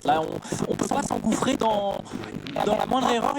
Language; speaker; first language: French; native; French